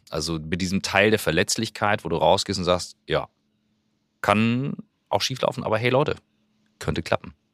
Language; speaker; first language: German; native; German